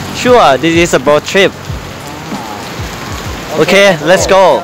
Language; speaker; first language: English; non-native, learner; Thai